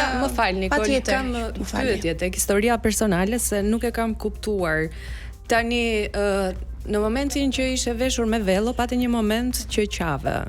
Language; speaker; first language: Albanian; native; Albanian